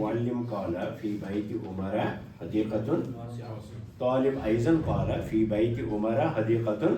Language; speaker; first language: Arabic; non-native, fluent; Urdu